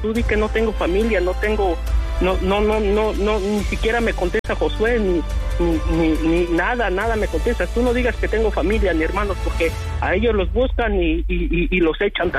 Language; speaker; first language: Spanish; native; Spanish